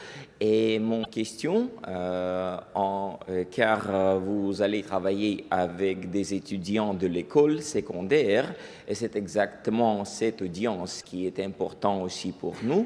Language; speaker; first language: French; non-native, fluent; Russian